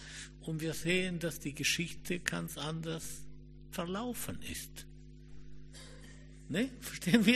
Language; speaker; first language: German; non-native, fluent; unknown